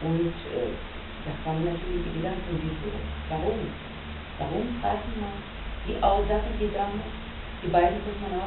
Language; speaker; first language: German; non-native, fluent; Russian